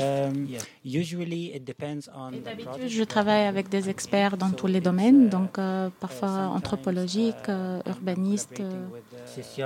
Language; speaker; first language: French; non-native, fluent; Arabic